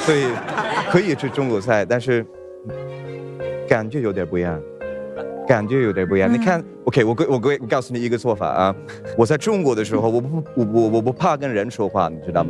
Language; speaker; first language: Chinese; non-native, fluent; Swedish